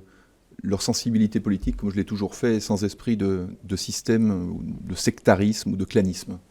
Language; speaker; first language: French; native; French